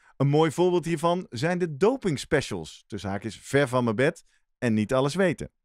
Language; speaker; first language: Dutch; native; Dutch